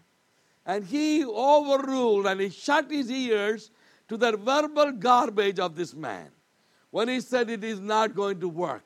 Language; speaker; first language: English; non-native, local second language; Malayalam